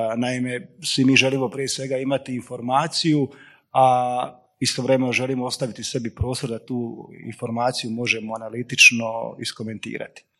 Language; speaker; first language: Croatian; native; Croatian